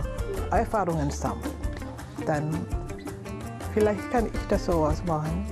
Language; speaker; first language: German; non-native, learner; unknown